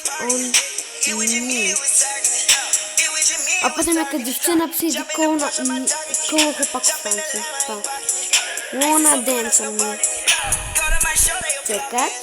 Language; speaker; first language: Polish; early bilingual, heritage; Polish